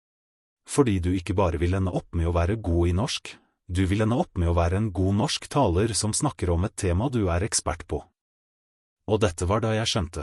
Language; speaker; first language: Norwegian; non-native, fluent; Russian